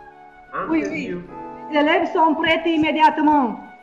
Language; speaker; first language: French; non-native, fluent; Romanian